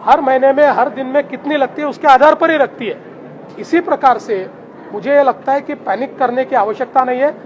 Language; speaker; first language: Hindi; non-native, local second language; Marathi